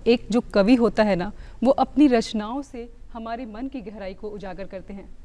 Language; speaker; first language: Hindi; native; Hindi